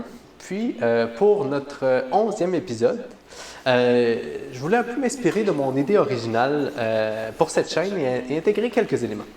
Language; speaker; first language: French; native; French